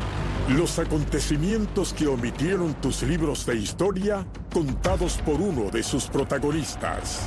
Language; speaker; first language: Spanish; native; Spanish